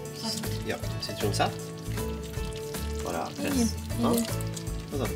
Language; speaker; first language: Swedish; non-native, fluent; Japanese